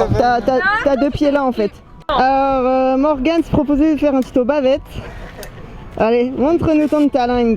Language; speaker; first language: French; native; French